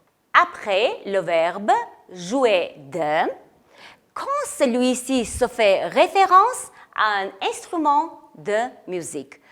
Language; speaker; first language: French; non-native, fluent; Armenian